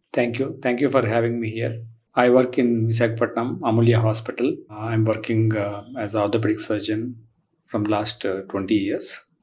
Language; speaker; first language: English; non-native, local second language; Telugu